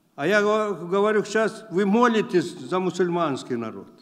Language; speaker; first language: Russian; non-native, local second language; Uzbek